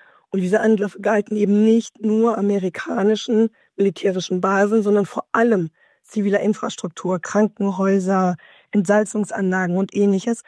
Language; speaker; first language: German; native; German